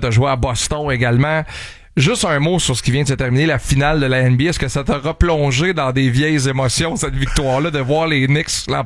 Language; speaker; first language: French; native; French